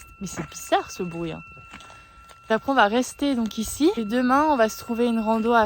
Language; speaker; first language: French; native; French